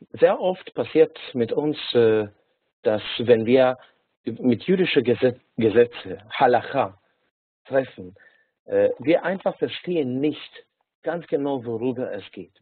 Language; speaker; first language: German; non-native, fluent; Hungarian